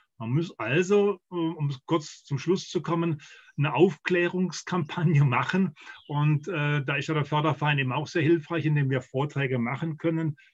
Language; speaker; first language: German; native; German